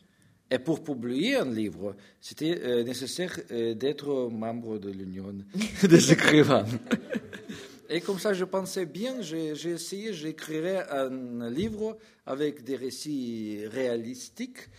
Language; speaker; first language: French; non-native, fluent; Russian